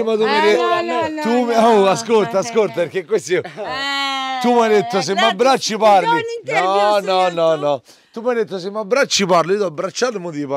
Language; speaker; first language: Italian; native; Italian